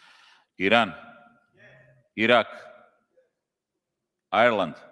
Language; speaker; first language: English; non-native, fluent; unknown